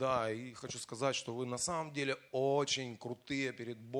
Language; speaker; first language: Russian; native; Russian